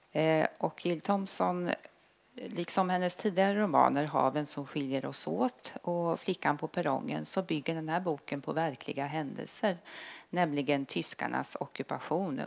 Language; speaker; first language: Swedish; native; Swedish